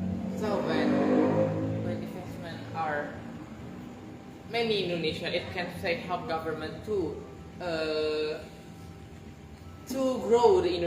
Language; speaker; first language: English; non-native, learner; Indonesian